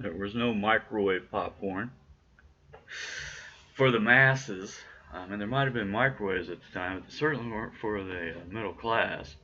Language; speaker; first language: English; native; English